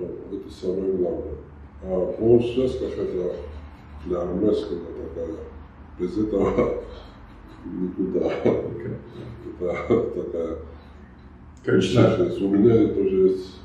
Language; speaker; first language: Russian; non-native, fluent; Georgian